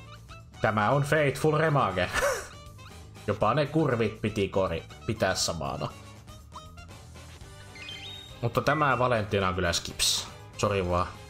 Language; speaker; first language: Finnish; native; Finnish